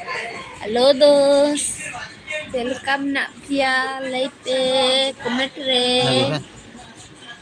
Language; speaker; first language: Hindi; non-native, local second language; Santali